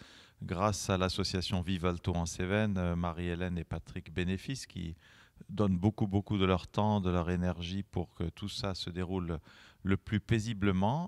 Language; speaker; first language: French; native; French